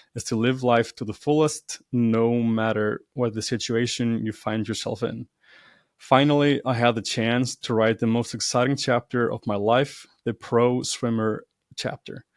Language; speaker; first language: English; non-native, fluent; Icelandic